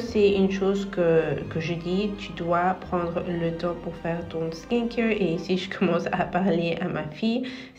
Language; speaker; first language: French; non-native, fluent; Spanish